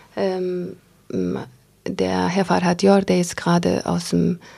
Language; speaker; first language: German; non-native, fluent; Pashto